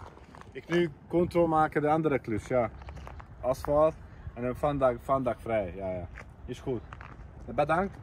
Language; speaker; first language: Dutch; non-native, learner; Hungarian